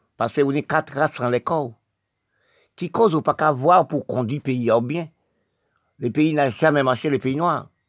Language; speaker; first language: French; non-native, local second language; Haitian Creole